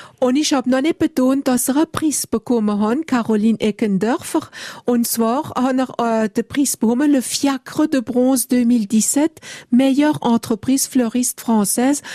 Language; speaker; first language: German; non-native, local second language; French